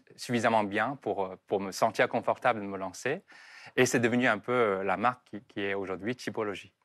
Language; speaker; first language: French; non-native, fluent; Chinese